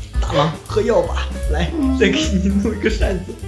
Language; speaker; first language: Chinese; native; Chinese